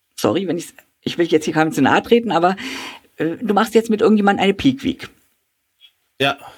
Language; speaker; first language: German; native; German